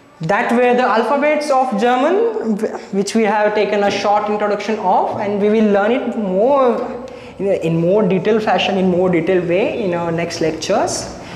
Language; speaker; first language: English; non-native, local second language; Marathi